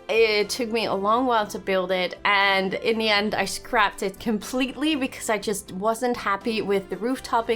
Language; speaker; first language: English; non-native, fluent; Dutch